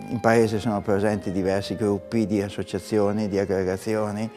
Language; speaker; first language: Italian; native; Italian